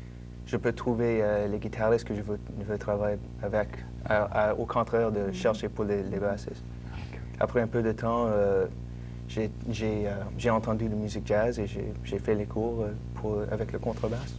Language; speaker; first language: French; non-native, local second language; English